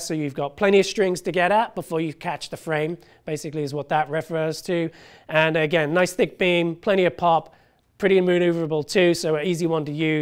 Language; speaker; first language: English; native; English